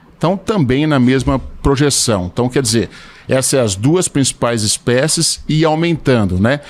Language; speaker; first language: Portuguese; native; Portuguese